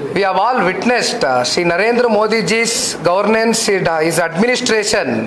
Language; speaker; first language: English; non-native, local second language; Kannada